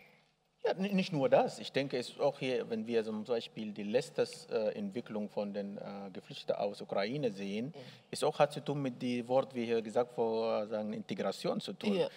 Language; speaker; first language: German; non-native, learner; Arabic